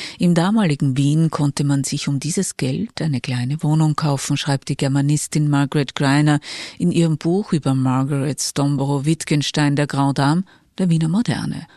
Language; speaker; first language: German; native; German